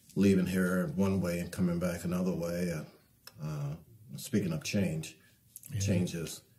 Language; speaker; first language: English; native; English